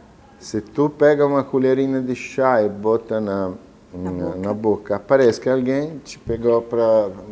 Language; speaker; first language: Portuguese; non-native, fluent; Italian